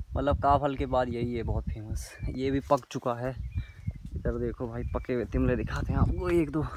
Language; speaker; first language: Hindi; native; Hindi